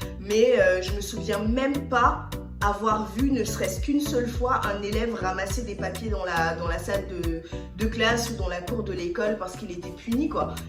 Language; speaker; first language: French; early bilingual, other home language; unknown